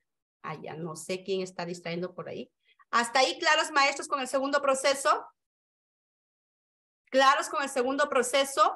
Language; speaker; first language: Spanish; native; Spanish